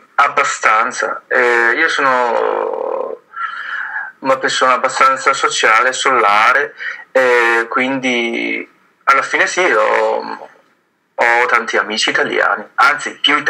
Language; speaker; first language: Italian; non-native, fluent; Chinese